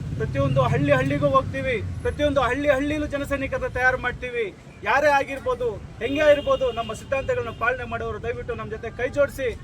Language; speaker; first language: Kannada; non-native, local second language; Telugu